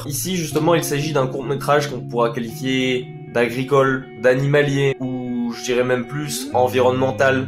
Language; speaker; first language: French; native; French